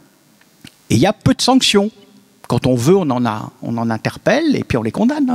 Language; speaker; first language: French; native; French